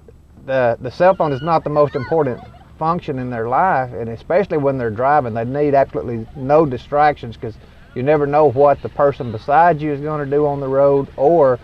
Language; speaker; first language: English; native; English